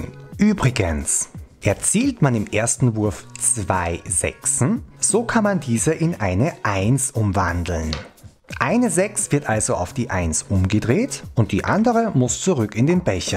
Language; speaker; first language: German; native; German